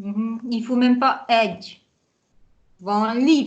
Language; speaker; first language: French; non-native, fluent; Hungarian